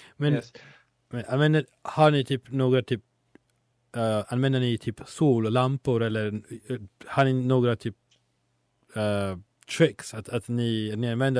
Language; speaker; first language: Swedish; non-native, learner; Italian